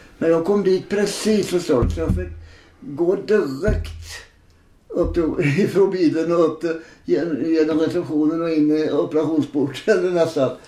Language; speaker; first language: Swedish; native; Swedish